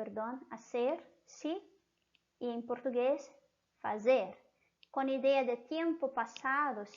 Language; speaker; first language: Spanish; non-native, fluent; Portuguese